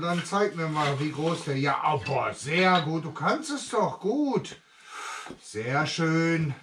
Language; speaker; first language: German; native; German